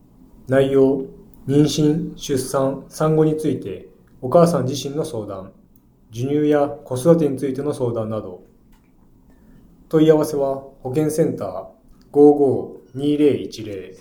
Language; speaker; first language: Japanese; native; Japanese